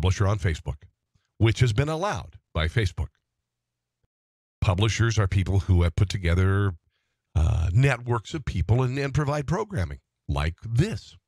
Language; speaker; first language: English; native; English